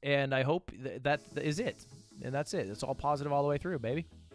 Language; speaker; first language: English; native; English